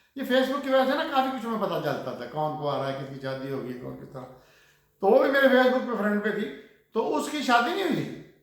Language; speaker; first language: Urdu; native; Urdu